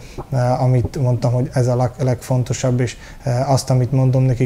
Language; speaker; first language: Hungarian; early bilingual, heritage; Hungarian